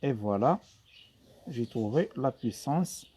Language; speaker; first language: French; non-native, local second language; Arabic